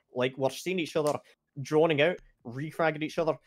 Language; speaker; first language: English; native; English